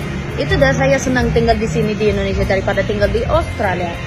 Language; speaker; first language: Indonesian; non-native, fluent; English